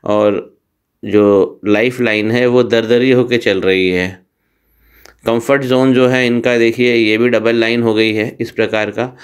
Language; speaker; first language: Hindi; native; Hindi